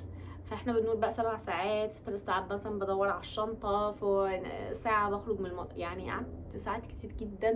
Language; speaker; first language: Arabic; native; Arabic